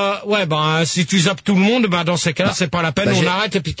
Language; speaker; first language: French; native; French